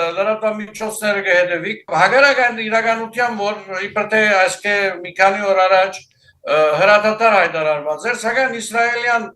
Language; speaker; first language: Armenian; early bilingual, heritage; Armenian